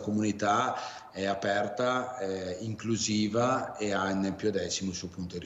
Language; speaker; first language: Italian; native; Italian